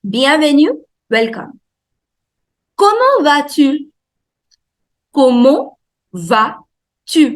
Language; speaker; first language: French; non-native, fluent; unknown